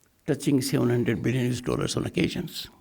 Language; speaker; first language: English; non-native, local second language; Hindi